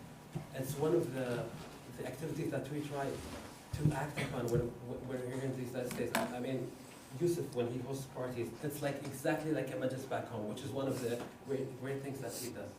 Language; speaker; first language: English; non-native, fluent; Arabic